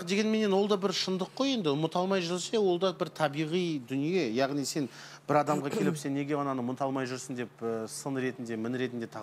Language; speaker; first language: Kazakh; native; Kazakh